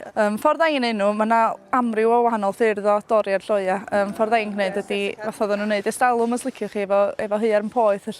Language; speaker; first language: Welsh; native; Welsh